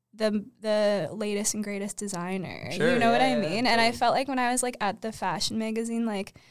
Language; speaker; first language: English; native; English